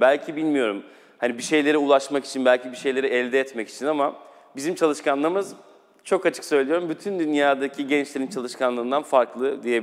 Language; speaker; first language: Turkish; native; Turkish